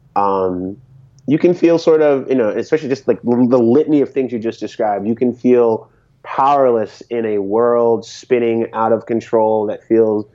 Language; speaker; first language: English; native; English